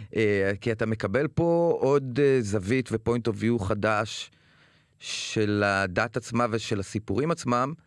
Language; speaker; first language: Hebrew; native; Hebrew